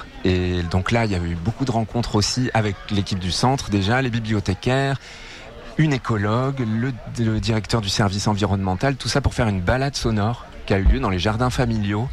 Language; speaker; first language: French; native; French